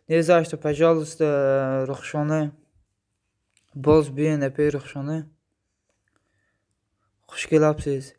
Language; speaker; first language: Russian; non-native, learner; Tajik